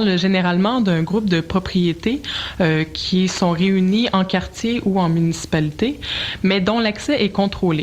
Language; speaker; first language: French; native; French